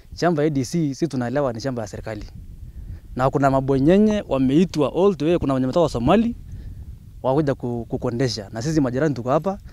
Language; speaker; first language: Swahili; native; Swahili